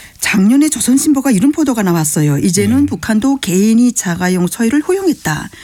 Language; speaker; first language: Korean; native; Korean